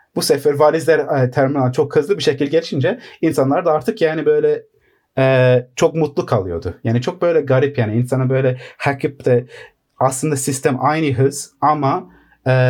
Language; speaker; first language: Turkish; early bilingual, heritage; Turkish